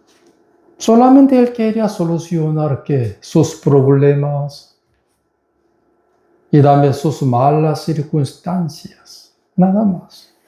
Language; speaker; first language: Spanish; non-native, fluent; Korean